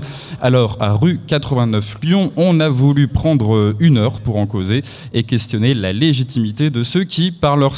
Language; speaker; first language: French; native; French